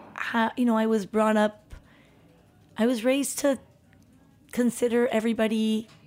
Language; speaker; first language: English; early bilingual, other home language; Spanish